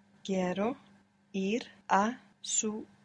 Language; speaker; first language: Spanish; non-native, learner; English